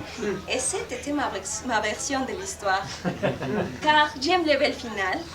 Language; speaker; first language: French; non-native, fluent; Spanish